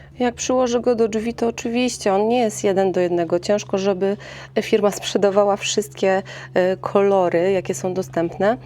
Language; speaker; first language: Polish; native; Polish